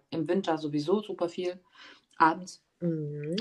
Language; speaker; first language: German; early bilingual, other home language; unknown